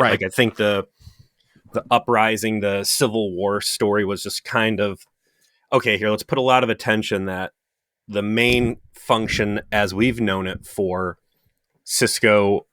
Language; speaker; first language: English; native; English